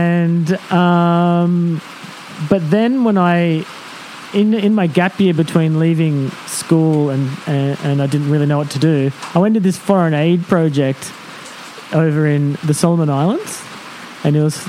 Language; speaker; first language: English; native; English